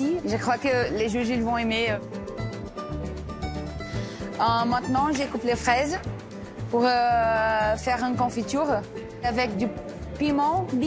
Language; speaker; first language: French; non-native, fluent; Portuguese